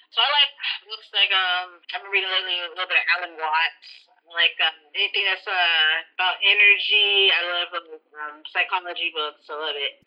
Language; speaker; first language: English; native; English